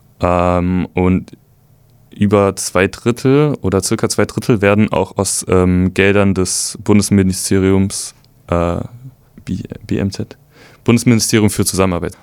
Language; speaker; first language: German; early bilingual, other home language; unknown